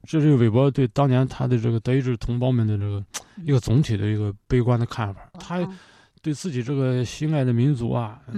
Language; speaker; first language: Chinese; native; Chinese